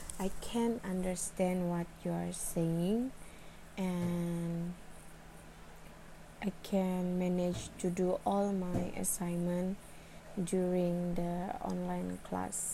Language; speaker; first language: English; non-native, learner; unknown